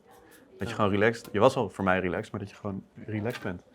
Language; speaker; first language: Dutch; native; Dutch